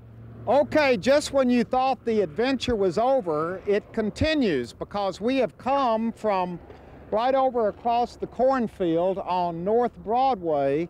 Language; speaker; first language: English; native; English